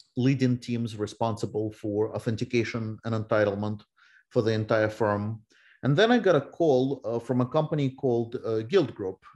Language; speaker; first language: English; non-native, fluent; Russian